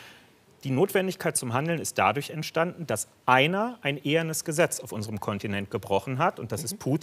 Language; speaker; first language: German; native; German